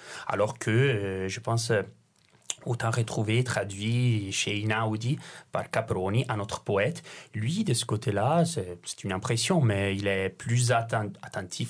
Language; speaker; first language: French; non-native, fluent; Italian